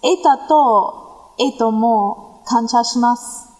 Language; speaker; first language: Japanese; non-native, learner; English